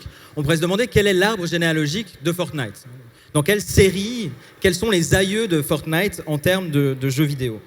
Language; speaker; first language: French; native; French